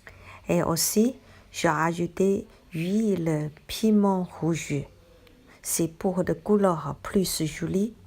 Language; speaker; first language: French; non-native, learner; Chinese